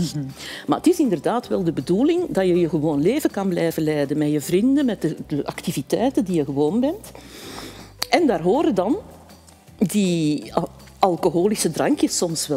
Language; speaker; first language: Dutch; native; Dutch